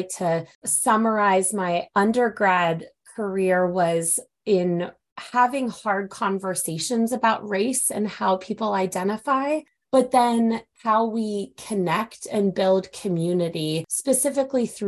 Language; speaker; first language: English; native; English